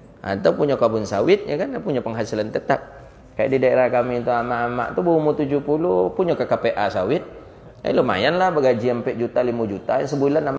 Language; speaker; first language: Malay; non-native, local second language; Minangkabau